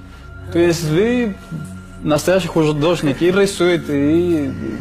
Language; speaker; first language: Russian; non-native, learner; Spanish